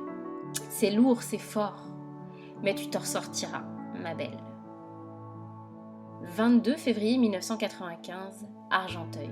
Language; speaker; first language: French; native; French